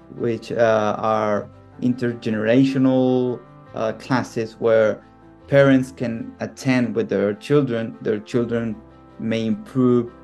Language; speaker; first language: English; non-native, fluent; Spanish